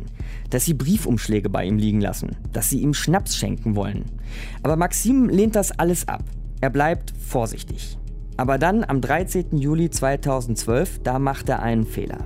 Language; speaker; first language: German; native; German